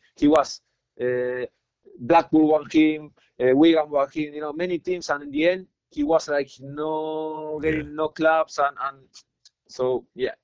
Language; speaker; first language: English; non-native, fluent; Spanish